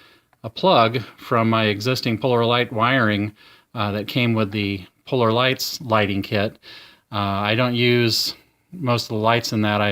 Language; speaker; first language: English; native; English